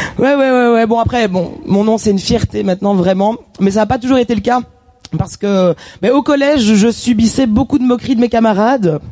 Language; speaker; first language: French; native; French